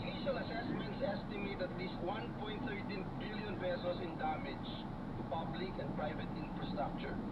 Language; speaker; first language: English; non-native, local second language; Filipino